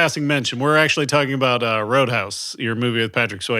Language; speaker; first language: English; native; English